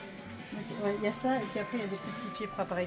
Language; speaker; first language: French; native; French